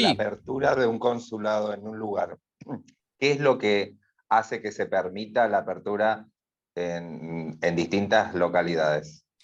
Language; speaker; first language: Spanish; native; Spanish